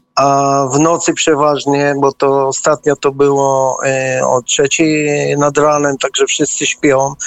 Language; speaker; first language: Polish; early bilingual, heritage; Polish